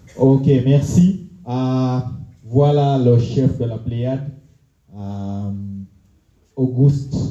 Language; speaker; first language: French; non-native, fluent; Swahili